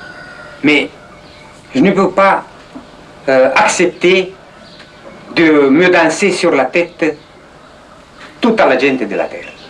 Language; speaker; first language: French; non-native, learner; Romanian